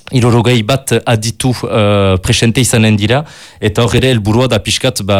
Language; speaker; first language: Basque; native; Basque